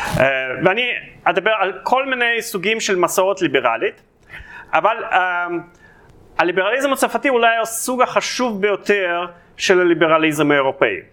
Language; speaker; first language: Hebrew; non-native, fluent; Russian